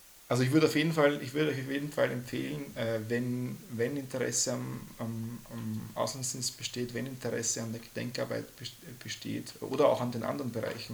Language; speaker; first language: German; native; German